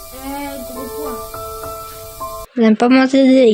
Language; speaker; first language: French; non-native, local second language; Morisyen